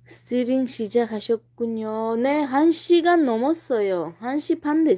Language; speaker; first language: Korean; non-native, fluent; Tajik